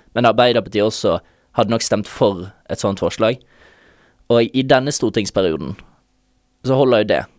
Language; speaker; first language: Norwegian; native; Norwegian